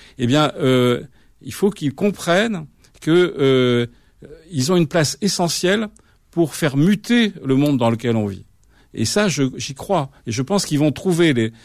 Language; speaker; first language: French; native; French